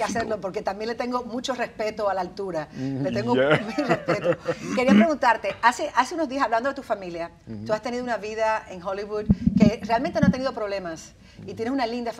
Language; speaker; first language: Spanish; native; Spanish